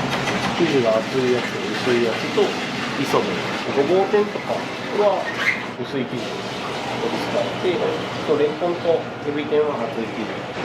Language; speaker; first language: Japanese; native; Japanese